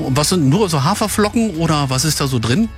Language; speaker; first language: German; native; German